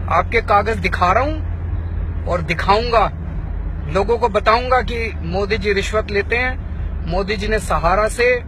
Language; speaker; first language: Hindi; native; Hindi